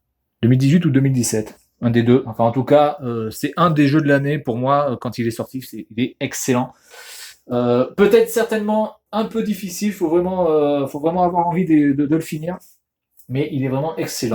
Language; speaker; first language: French; native; French